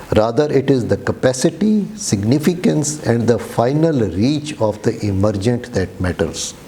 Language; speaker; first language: English; non-native, local second language; Urdu